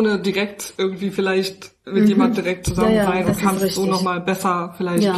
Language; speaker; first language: German; native; German